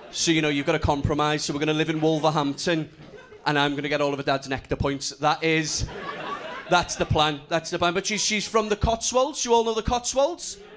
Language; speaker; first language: English; native; English